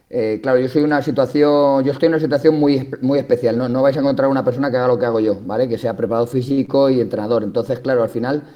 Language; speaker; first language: Spanish; native; Spanish